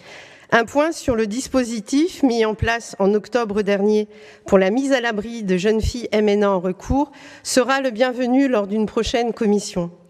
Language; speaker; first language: French; native; French